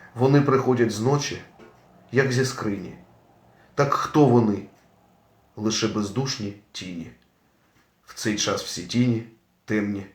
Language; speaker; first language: Ukrainian; native; Ukrainian